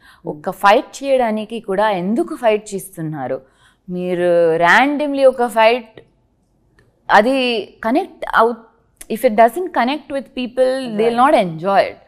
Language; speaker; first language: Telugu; non-native, learner; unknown